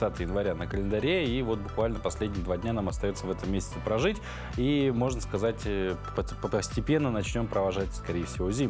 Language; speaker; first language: Russian; native; Russian